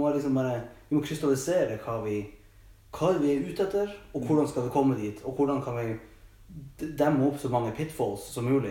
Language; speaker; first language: Norwegian; native; Norwegian